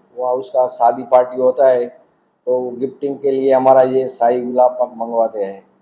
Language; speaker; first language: Hindi; non-native, local second language; Gujarati